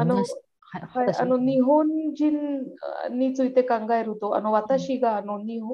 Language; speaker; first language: Japanese; non-native, learner; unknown